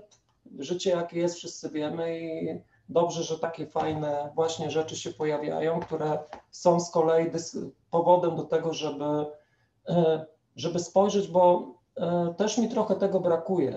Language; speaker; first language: Polish; native; Polish